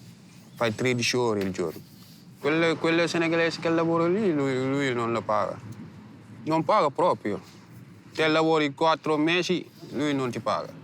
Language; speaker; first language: Italian; non-native, learner; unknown